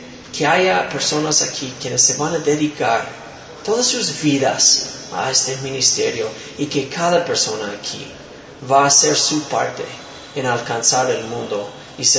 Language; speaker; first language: Spanish; non-native, fluent; English